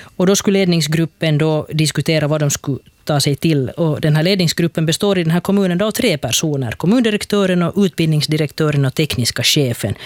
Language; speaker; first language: Swedish; native; Swedish